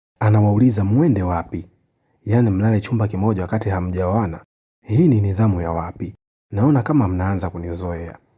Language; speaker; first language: Swahili; native; Swahili